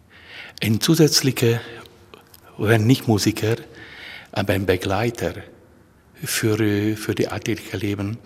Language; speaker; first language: German; non-native, fluent; Hungarian